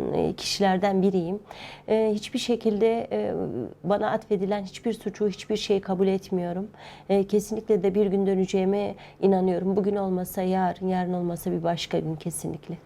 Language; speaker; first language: Turkish; native; Turkish